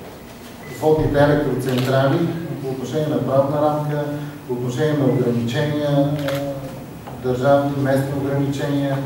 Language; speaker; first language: Bulgarian; native; Bulgarian